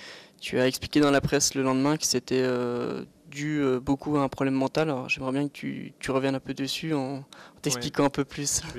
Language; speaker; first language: French; native; French